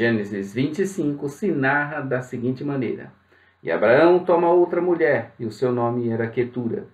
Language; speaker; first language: Portuguese; native; Portuguese